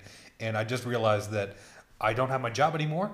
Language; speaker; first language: English; native; English